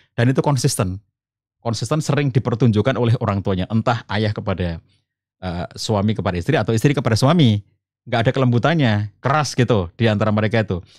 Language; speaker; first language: Indonesian; native; Indonesian